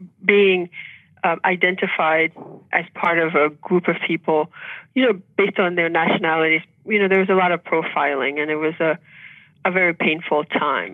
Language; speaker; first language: English; early bilingual, other home language; Haitian Creole